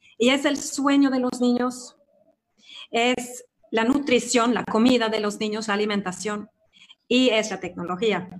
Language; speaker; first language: Spanish; non-native, fluent; Swedish